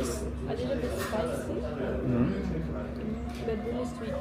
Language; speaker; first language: English; non-native, learner; Spanish